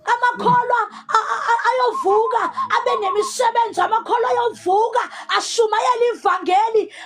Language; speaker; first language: Zulu; non-native, local second language; Southern Sotho